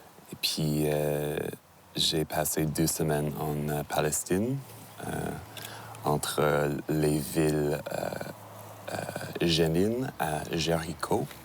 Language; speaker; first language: French; non-native, local second language; English